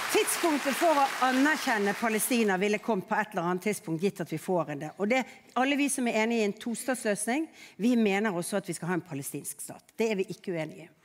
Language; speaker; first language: Norwegian; native; Norwegian